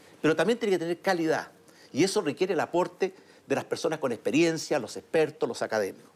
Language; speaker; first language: Spanish; native; Spanish